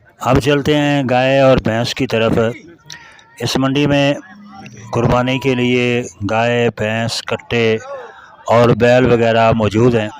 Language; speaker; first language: Urdu; non-native, local second language; Saraiki